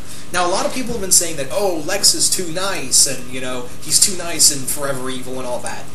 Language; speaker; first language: English; native; English